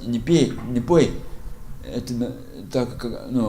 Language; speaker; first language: Russian; non-native, local second language; Lithuanian